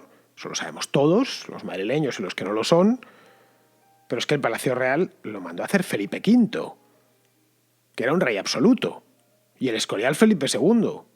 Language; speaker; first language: Spanish; native; Spanish